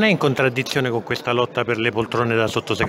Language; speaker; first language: Italian; native; Italian